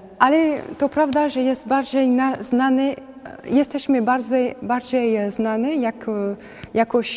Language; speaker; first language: Polish; non-native, learner; French